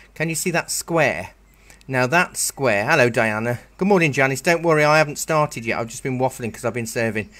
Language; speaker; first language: English; native; English